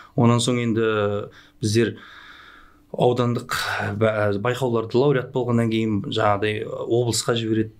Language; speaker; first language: Kazakh; native; Kazakh